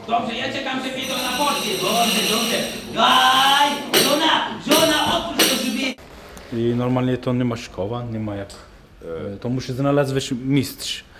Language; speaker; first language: Polish; non-native, learner; Turkish